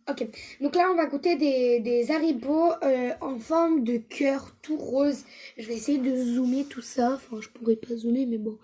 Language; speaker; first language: French; native; French